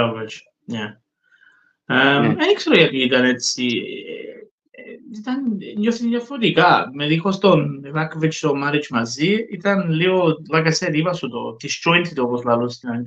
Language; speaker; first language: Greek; early bilingual, heritage; English